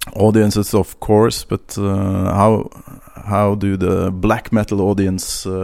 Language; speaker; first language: English; non-native, fluent; Norwegian